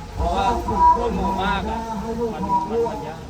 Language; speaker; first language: Thai; native; Thai